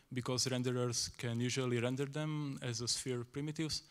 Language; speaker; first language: English; non-native, fluent; Slovak